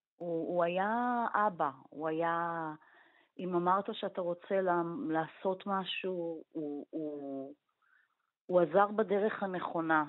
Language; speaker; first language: Hebrew; native; Hebrew